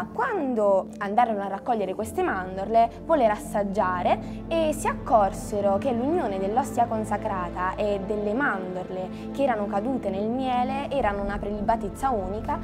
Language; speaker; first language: Italian; native; Italian